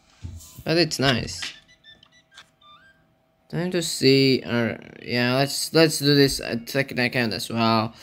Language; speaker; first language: English; non-native, learner; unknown